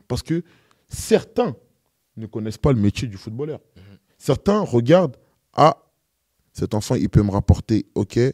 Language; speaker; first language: French; native; French